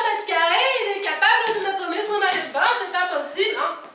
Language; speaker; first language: French; native; French